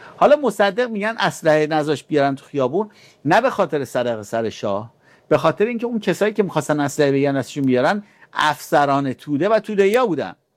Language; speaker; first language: Persian; native; Persian